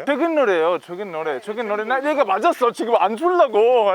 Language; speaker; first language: Korean; non-native, fluent; Italian